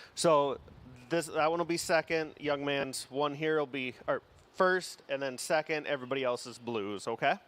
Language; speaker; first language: English; native; English